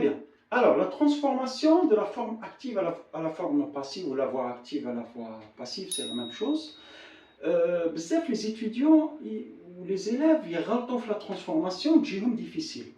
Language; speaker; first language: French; non-native, local second language; Arabic